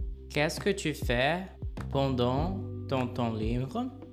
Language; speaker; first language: French; non-native, fluent; Portuguese